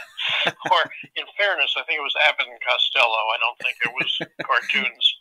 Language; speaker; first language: English; native; English